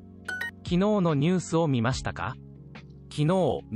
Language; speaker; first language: Japanese; non-native, learner; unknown